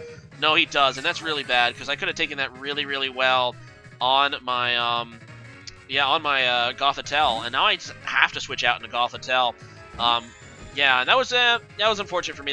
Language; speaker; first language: English; native; English